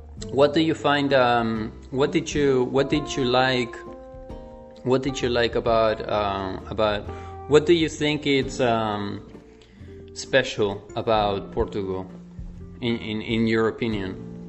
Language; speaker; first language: English; non-native, fluent; Spanish